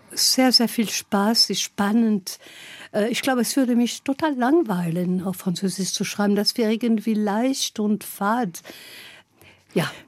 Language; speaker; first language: German; non-native, fluent; French